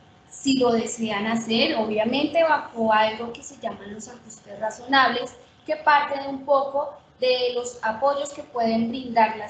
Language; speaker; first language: Spanish; native; Spanish